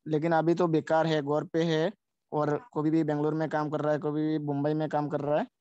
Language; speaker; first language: Hindi; non-native, local second language; Sylheti